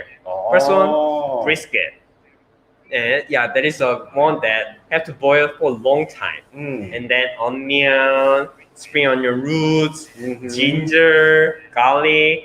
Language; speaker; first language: English; non-native, learner; Korean